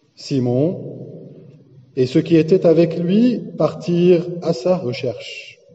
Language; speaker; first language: French; non-native, local second language; Arabic